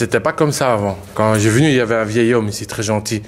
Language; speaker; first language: French; early bilingual, other home language; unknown